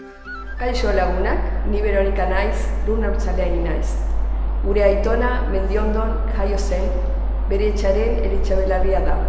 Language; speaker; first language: Basque; non-native, learner; Spanish